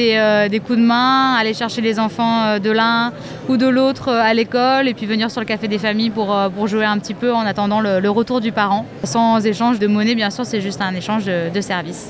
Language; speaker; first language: French; native; French